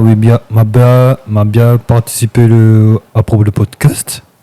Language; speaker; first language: French; non-native, local second language; Réunion Creole French